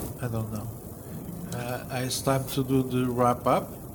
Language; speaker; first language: English; non-native, fluent; Portuguese